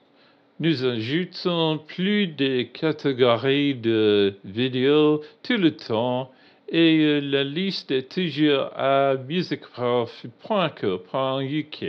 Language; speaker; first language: French; non-native, learner; English